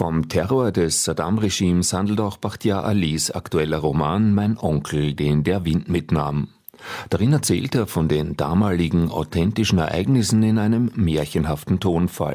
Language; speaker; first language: German; native; German